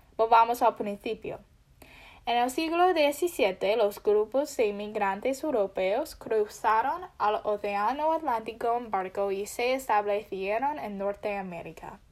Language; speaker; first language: Spanish; non-native, learner; English